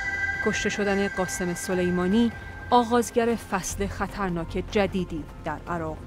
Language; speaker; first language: Persian; native; Persian